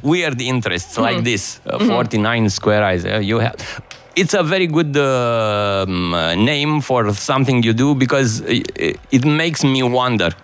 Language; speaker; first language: English; non-native, fluent; Romanian